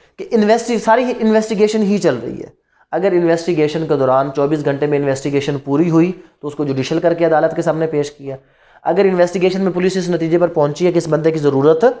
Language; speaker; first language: Urdu; non-native, local second language; Punjabi